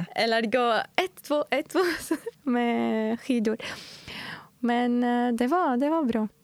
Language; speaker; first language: Swedish; non-native, fluent; Arabic